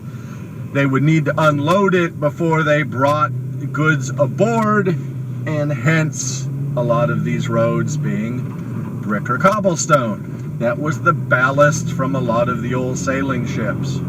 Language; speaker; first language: English; native; English